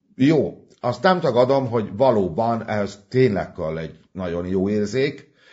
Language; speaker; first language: Hungarian; native; Hungarian